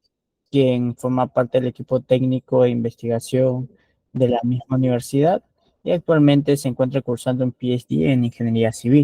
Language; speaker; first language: Spanish; native; Spanish